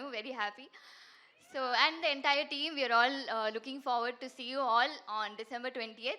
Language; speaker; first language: Telugu; non-native, learner; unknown